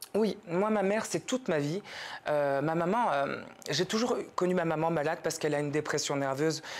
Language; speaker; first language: French; native; French